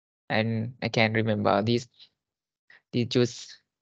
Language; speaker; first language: English; non-native, learner; Vietnamese